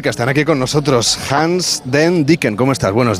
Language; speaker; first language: Spanish; native; Spanish